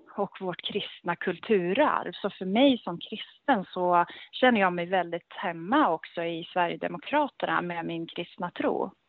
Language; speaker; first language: Swedish; native; Swedish